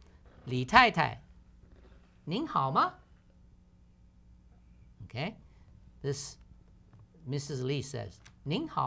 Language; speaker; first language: Chinese; non-native, fluent; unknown